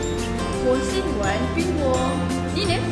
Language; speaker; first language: Chinese; non-native, learner; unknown